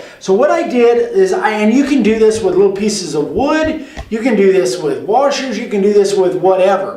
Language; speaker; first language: English; native; English